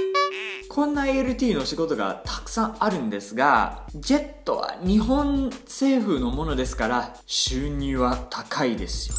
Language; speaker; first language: Japanese; non-native, fluent; English